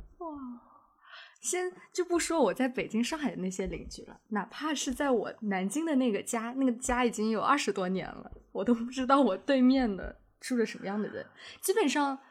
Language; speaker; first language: Chinese; native; Chinese